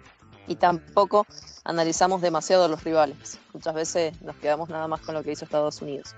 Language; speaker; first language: Spanish; native; Spanish